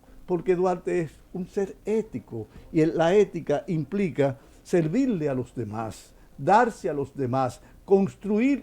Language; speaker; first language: Spanish; native; Spanish